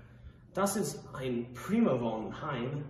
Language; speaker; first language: German; non-native, learner; English